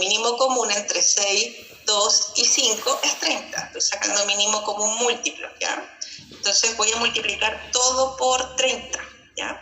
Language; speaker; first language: Spanish; native; Spanish